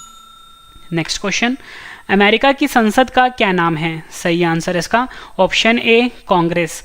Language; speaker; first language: Hindi; native; Hindi